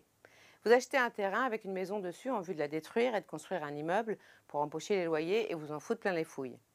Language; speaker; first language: French; native; French